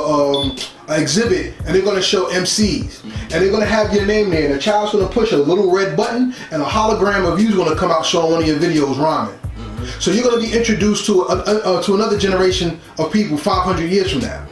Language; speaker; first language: English; native; English